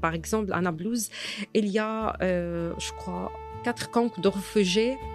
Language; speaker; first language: French; non-native, fluent; Arabic